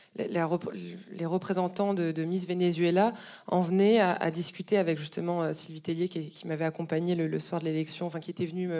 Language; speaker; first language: French; native; French